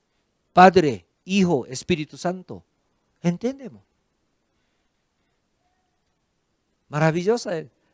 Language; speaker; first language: Spanish; non-native, fluent; Korean